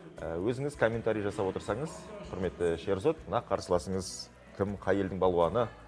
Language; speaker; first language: Kazakh; native; Kazakh